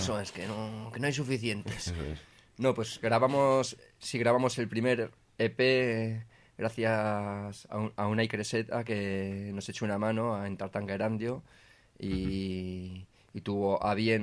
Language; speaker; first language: Spanish; native; Spanish